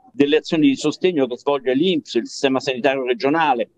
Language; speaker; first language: Italian; native; Italian